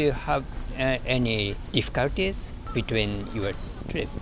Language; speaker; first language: English; non-native, learner; Japanese